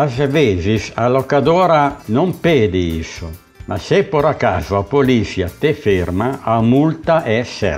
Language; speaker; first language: Portuguese; non-native, learner; Italian